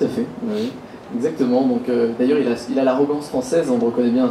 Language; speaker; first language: French; native; French